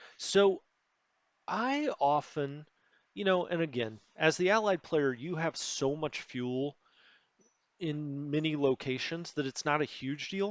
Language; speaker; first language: English; native; English